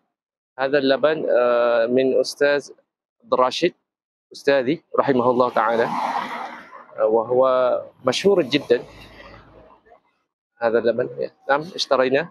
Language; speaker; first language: Arabic; non-native, fluent; Malay